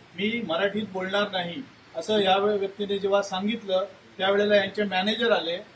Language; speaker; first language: Marathi; native; Marathi